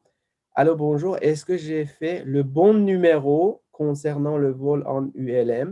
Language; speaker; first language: French; non-native, fluent; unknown